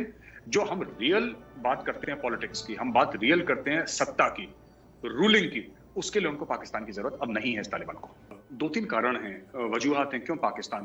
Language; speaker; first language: Hindi; native; Hindi